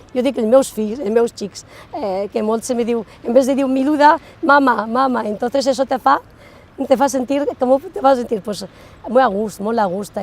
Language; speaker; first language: Catalan; non-native, fluent; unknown